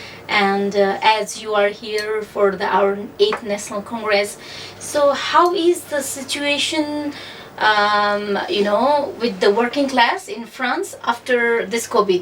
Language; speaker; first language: English; non-native, fluent; Nepali